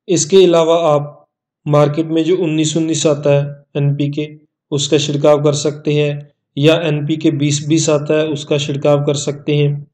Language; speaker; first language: Hindi; non-native, local second language; Punjabi